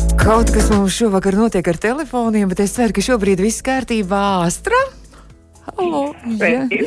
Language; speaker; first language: Latvian; native; Latvian